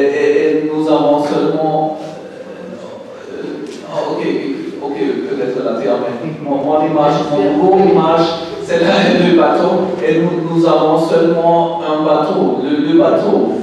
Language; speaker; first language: French; non-native, learner; German